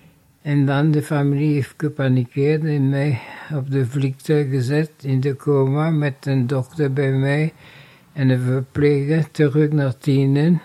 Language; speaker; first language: Dutch; non-native, fluent; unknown